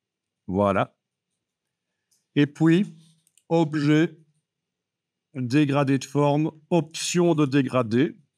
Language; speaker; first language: French; native; French